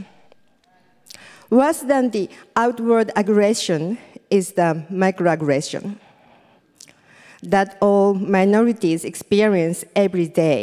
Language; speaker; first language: English; non-native, fluent; Japanese